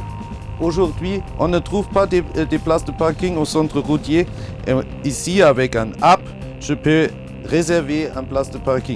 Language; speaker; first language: French; non-native, learner; German